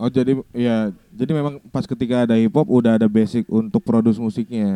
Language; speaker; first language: Indonesian; native; Indonesian